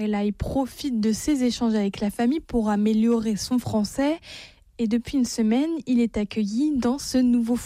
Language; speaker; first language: French; native; French